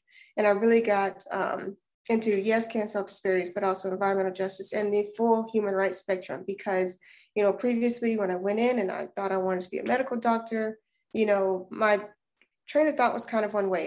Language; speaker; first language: English; native; English